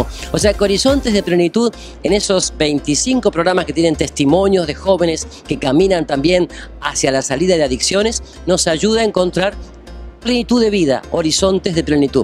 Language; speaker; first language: Spanish; native; Spanish